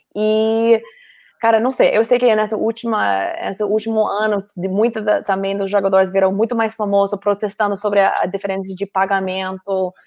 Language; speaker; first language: Portuguese; non-native, fluent; English